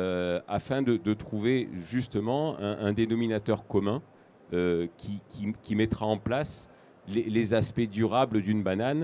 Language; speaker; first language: French; native; French